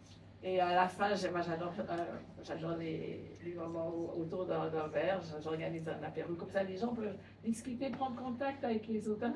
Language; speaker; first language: French; native; French